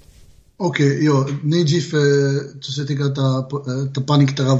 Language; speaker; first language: Czech; non-native, fluent; Hebrew